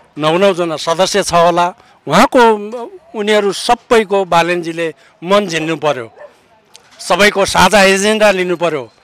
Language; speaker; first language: Nepali; native; Nepali